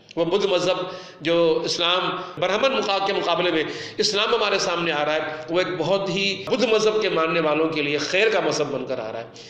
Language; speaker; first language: Urdu; non-native, local second language; Sindhi